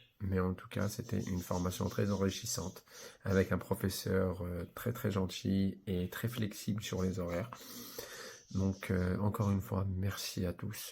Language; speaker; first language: French; native; French